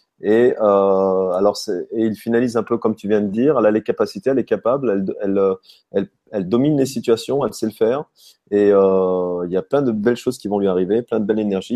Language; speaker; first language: French; native; French